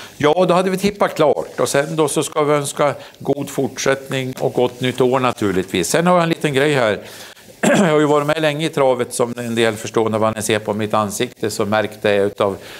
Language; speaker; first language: Swedish; native; Swedish